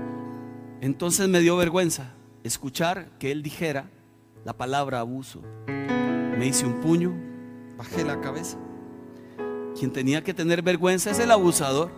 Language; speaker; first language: Spanish; native; Spanish